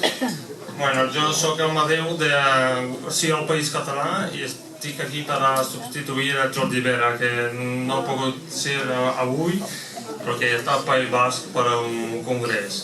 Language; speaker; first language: Catalan; non-native, local second language; French